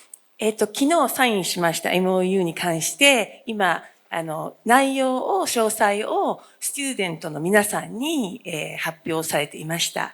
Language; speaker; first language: Japanese; non-native, fluent; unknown